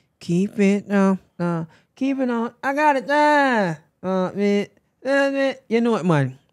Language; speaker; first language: English; native; English